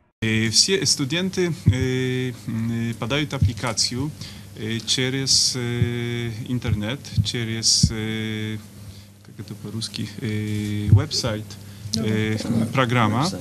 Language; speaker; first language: Russian; non-native, fluent; Polish